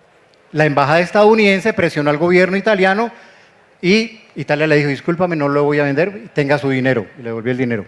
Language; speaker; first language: Spanish; native; Spanish